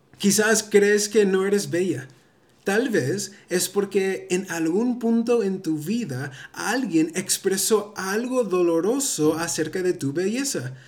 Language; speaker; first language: Spanish; early bilingual, heritage; Spanish